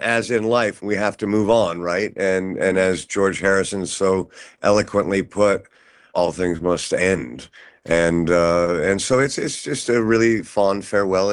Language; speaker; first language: English; native; English